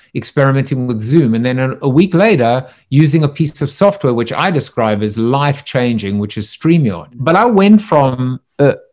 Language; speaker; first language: English; native; English